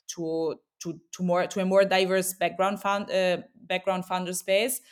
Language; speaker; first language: English; non-native, fluent; Italian